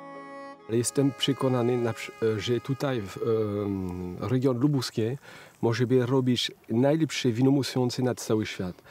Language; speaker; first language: Polish; early bilingual, heritage; French